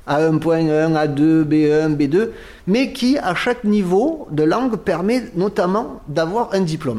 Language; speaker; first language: French; native; French